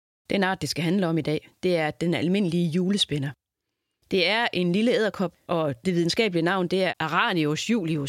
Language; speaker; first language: Danish; native; Danish